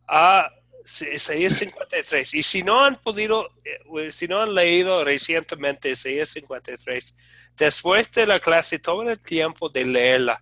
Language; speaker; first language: Spanish; non-native, fluent; English